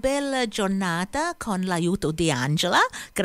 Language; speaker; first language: Italian; early bilingual, heritage; English